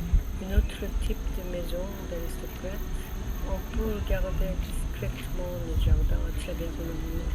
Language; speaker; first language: French; non-native, learner; Korean